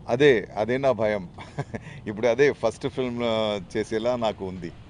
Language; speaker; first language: Telugu; non-native, fluent; Tamil